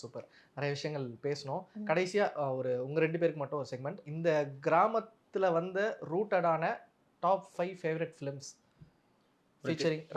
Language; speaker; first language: Tamil; native; Tamil